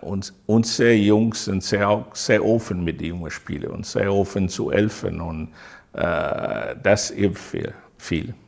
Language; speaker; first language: German; non-native, fluent; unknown